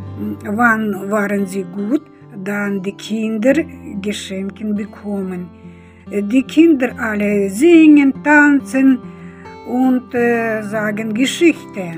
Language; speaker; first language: German; early bilingual, heritage; German